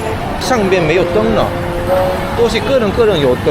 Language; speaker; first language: Chinese; non-native, fluent; Korean